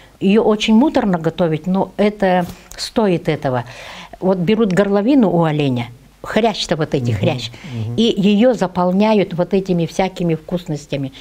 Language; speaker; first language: Russian; non-native, local second language; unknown